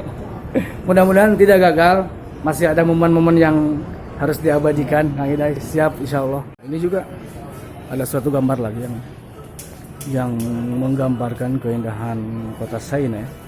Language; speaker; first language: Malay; non-native, local second language; Sundanese